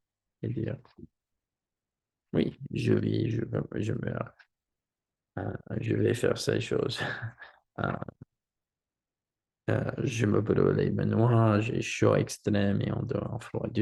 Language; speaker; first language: French; non-native, learner; English